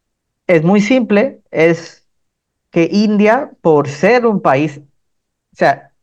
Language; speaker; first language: Spanish; non-native, fluent; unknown